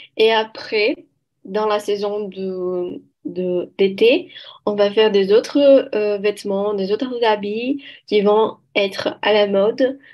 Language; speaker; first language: French; non-native, learner; Portuguese